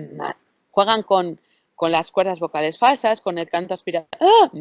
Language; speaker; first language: Spanish; native; Spanish